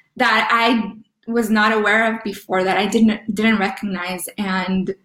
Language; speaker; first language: English; early bilingual, other home language; Spanish